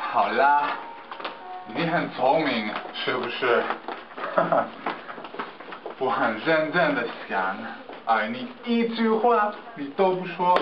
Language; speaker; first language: Chinese; non-native, learner; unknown